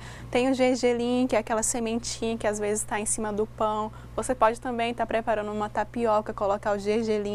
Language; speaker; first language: Portuguese; native; Portuguese